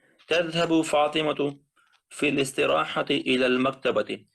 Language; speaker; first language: Arabic; non-native, learner; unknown